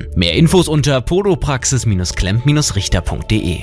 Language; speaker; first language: German; native; German